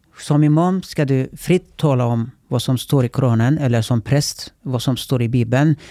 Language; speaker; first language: Swedish; early bilingual, other home language; Turkish